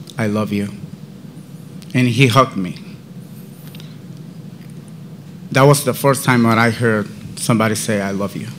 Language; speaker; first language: English; non-native, learner; Spanish